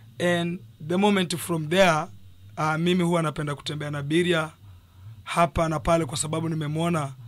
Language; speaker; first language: Swahili; native; Swahili